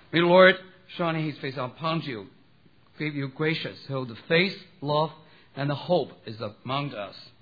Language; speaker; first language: English; non-native, learner; Chinese